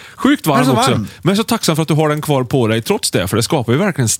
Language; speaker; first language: Swedish; native; Swedish